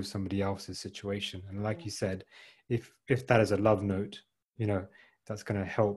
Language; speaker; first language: English; native; English